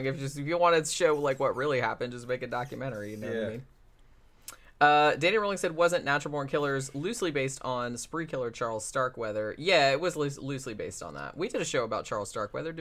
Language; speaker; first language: English; native; English